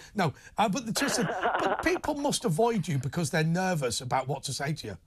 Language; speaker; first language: English; native; English